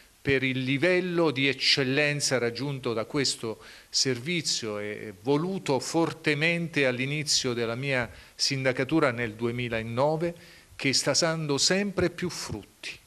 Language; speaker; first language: Italian; native; Italian